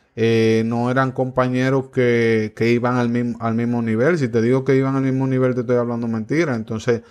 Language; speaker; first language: Spanish; native; Spanish